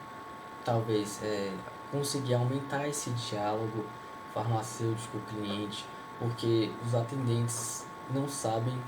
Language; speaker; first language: Portuguese; native; Portuguese